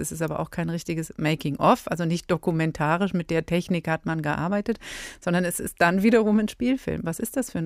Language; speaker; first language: German; native; German